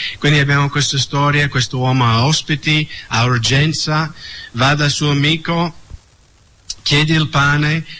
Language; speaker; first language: Italian; non-native, fluent; English